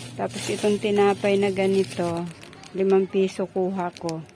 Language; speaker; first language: Filipino; non-native, local second language; Cebuano